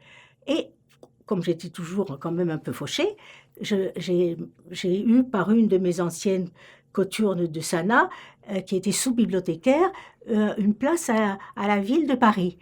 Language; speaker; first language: French; native; French